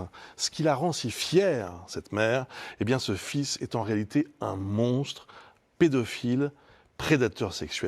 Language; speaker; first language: French; native; French